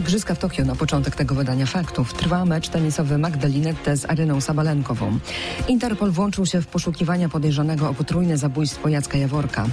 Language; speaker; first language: Polish; native; Polish